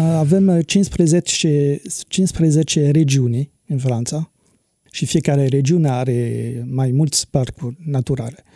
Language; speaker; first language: Romanian; non-native, fluent; French